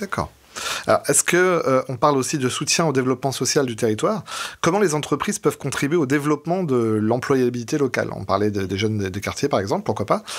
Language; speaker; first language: French; native; French